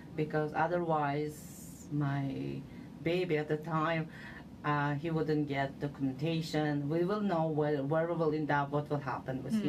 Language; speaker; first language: English; non-native, fluent; Uzbek